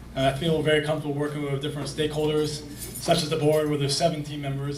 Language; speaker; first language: English; native; English